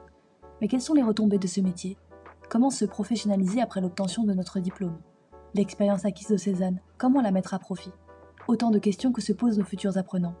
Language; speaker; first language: French; native; French